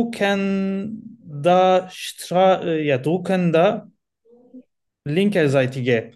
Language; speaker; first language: German; non-native, learner; Turkish